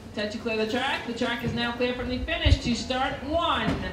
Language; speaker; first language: English; native; English